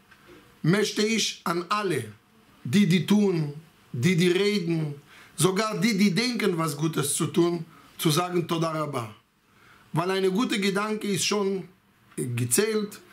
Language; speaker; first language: German; non-native, fluent; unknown